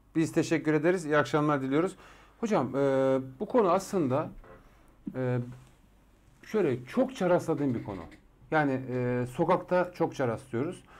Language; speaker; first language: Turkish; native; Turkish